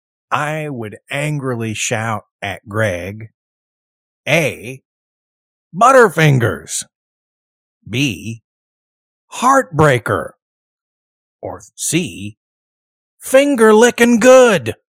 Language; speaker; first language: English; native; English